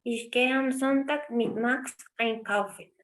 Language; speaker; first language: German; non-native, fluent; Spanish